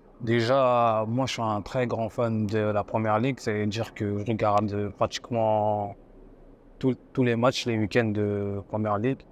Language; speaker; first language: French; native; French